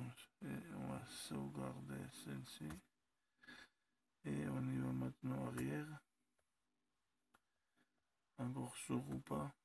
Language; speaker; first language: French; non-native, learner; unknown